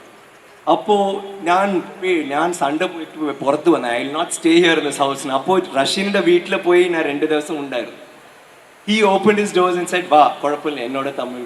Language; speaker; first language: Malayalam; non-native, learner; Tamil